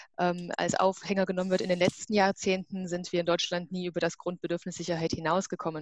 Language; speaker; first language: German; native; German